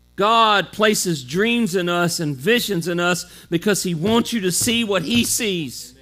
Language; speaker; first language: English; native; English